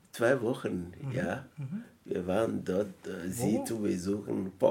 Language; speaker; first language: German; non-native, learner; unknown